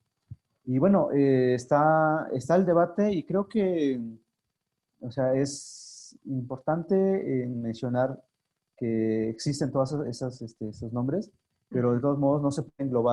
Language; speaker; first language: Spanish; non-native, local second language; Zapotec